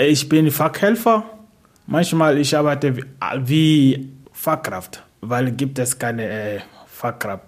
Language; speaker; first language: German; non-native, learner; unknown